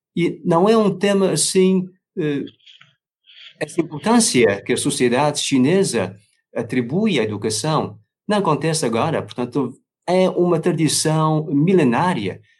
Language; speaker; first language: Portuguese; non-native, fluent; Chinese